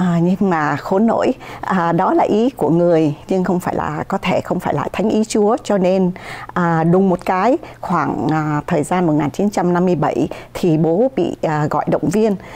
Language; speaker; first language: Vietnamese; native; Vietnamese